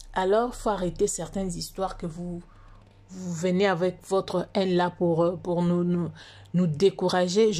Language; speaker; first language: French; non-native, local second language; Lingala